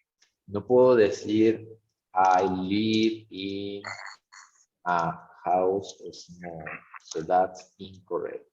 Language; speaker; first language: English; non-native, fluent; Spanish